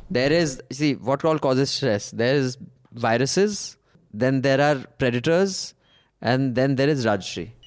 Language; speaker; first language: English; non-native, local second language; Punjabi